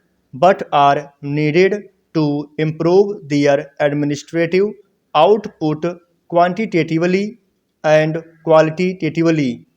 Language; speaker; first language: English; non-native, local second language; Hindi